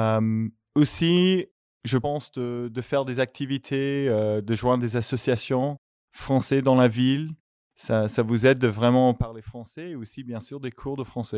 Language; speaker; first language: French; non-native, fluent; English